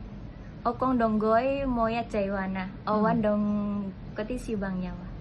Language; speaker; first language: Cantonese; non-native, learner; Indonesian